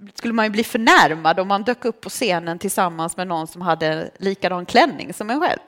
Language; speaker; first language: Swedish; early bilingual, other home language; Romanian